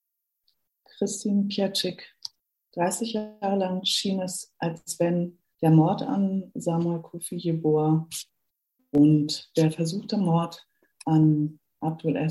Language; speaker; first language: German; native; German